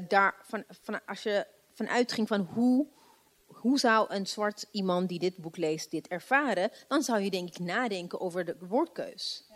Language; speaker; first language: Dutch; non-native, fluent; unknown